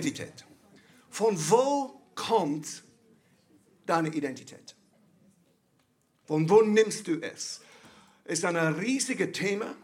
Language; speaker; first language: German; non-native, fluent; English